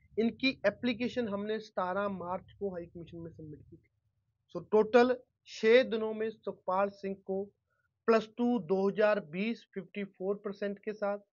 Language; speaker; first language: Hindi; non-native, local second language; Punjabi